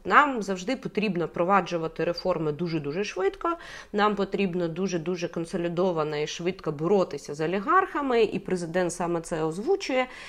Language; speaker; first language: Ukrainian; native; Ukrainian